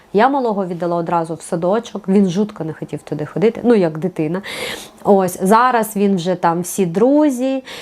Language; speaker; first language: Ukrainian; native; Ukrainian